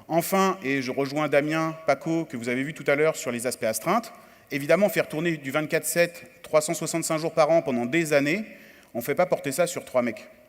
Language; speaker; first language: French; native; French